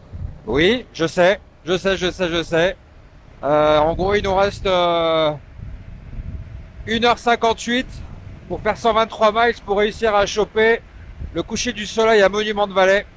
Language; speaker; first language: French; native; French